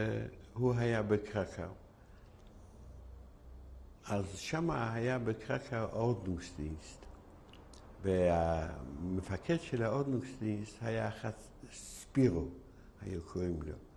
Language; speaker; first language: Hebrew; non-native, fluent; Yiddish